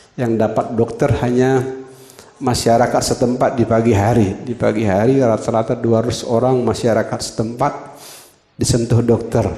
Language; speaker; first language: Indonesian; non-native, local second language; Balinese